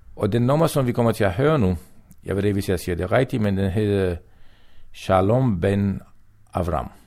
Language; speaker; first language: Danish; non-native, fluent; Romanian